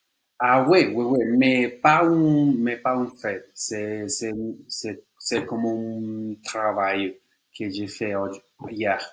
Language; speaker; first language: French; non-native, learner; Spanish